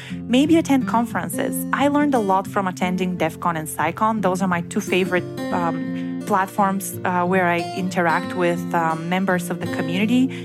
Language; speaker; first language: English; non-native, fluent; Bulgarian